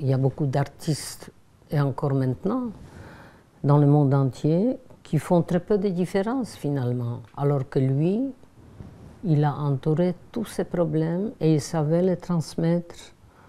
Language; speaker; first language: French; non-native, fluent; Polish